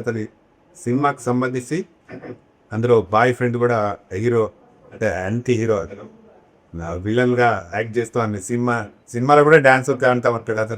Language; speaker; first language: Telugu; native; Telugu